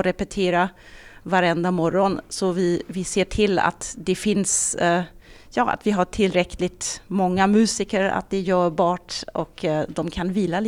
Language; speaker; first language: Swedish; non-native, fluent; German